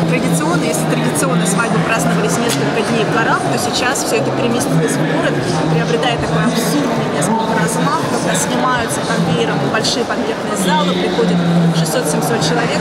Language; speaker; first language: Russian; native; Russian